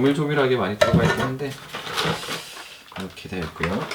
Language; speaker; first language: Korean; native; Korean